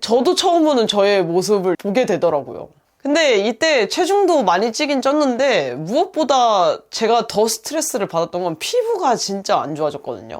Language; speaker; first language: Korean; native; Korean